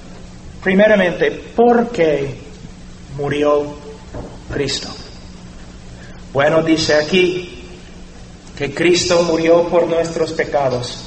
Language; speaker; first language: Spanish; non-native, fluent; English